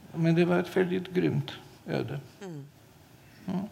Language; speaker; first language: Swedish; non-native, fluent; Polish